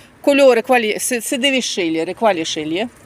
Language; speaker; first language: Italian; non-native, learner; Ukrainian